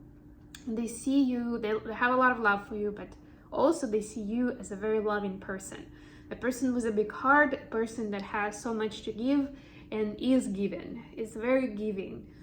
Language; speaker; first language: English; non-native, fluent; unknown